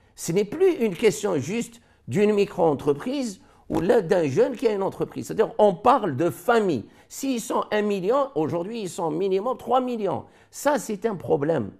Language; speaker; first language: French; non-native, local second language; Arabic